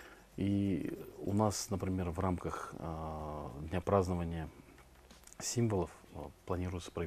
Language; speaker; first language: Russian; native; Russian